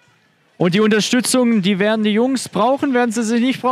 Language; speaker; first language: German; native; German